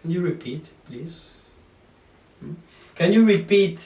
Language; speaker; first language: English; non-native, learner; Spanish